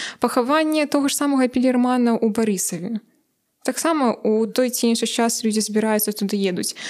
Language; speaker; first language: Belarusian; native; Belarusian